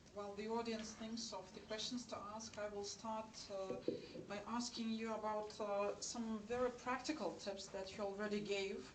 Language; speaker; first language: English; non-native, fluent; Lithuanian